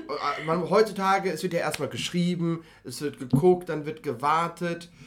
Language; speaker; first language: German; native; German